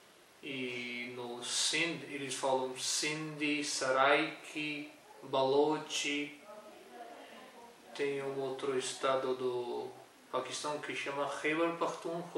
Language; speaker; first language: Portuguese; non-native, learner; Urdu